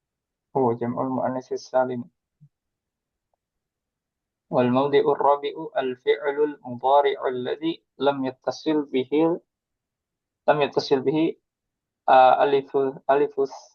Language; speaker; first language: Arabic; non-native, learner; Indonesian